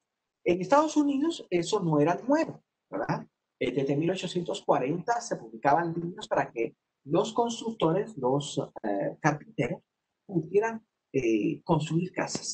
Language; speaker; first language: Spanish; native; Spanish